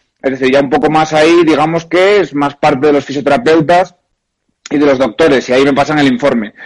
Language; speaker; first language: Spanish; native; Spanish